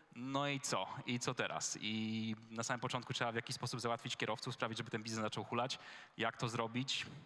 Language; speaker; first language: Polish; native; Polish